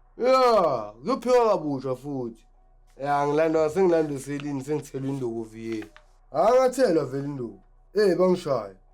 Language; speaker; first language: Zulu; native; Zulu